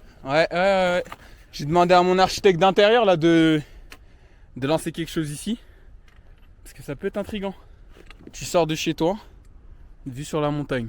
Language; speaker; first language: French; native; French